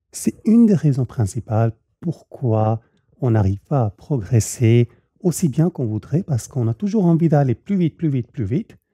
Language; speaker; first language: French; native; French